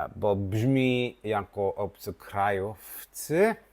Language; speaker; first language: Polish; non-native, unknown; English